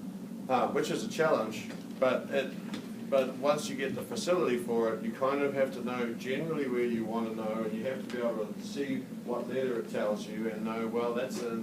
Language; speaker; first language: English; native; English